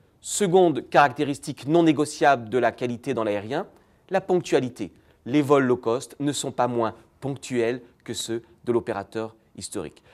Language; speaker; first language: French; native; French